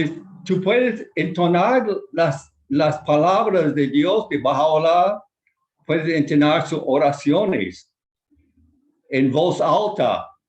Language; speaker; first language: Spanish; non-native, fluent; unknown